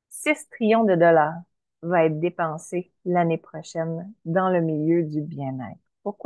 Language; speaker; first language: French; native; French